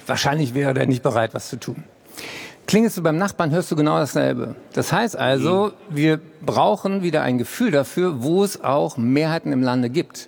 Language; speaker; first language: German; native; German